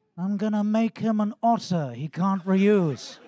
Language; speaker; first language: English; native; English